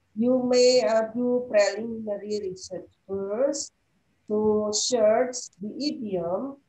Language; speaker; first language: English; non-native, fluent; Indonesian